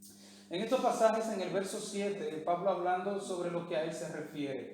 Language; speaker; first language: Spanish; native; Spanish